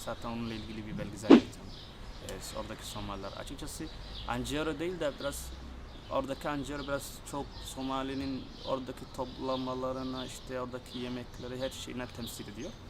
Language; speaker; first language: Turkish; non-native, fluent; Somali